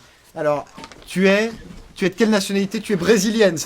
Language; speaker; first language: French; native; French